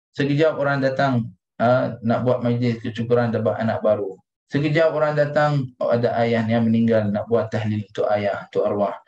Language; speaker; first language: Malay; non-native, fluent; Arabic